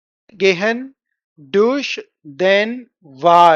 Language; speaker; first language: German; non-native, fluent; Hindi